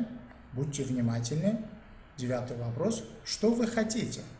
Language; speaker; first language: Russian; non-native, local second language; Uzbek